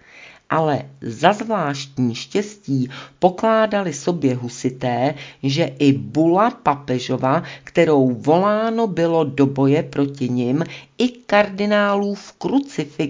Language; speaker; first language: Czech; native; Czech